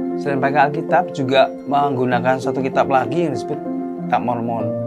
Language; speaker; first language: Indonesian; native; Indonesian